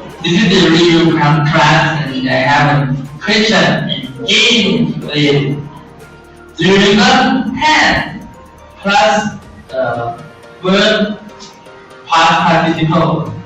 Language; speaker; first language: English; non-native, fluent; Thai